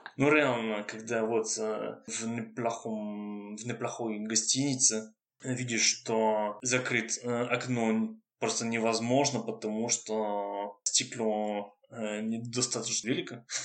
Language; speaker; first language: Russian; non-native, fluent; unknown